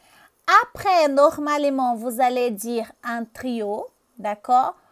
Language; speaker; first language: French; non-native, fluent; Portuguese